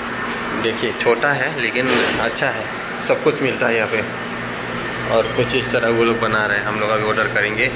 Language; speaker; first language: Hindi; non-native, local second language; Bangla